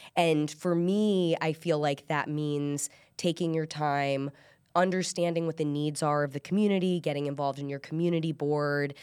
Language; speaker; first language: English; early bilingual, other home language; Persian